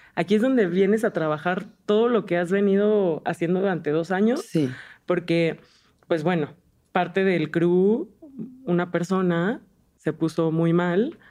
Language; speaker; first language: Spanish; native; Spanish